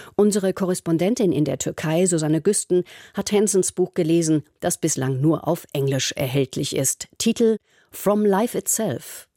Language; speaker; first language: German; native; German